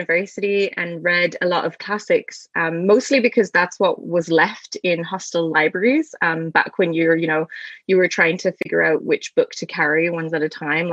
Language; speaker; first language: English; native; English